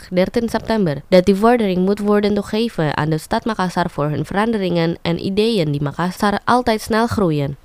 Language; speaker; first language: Dutch; non-native, fluent; Indonesian